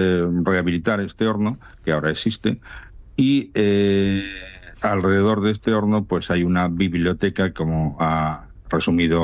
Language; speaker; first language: Spanish; native; Spanish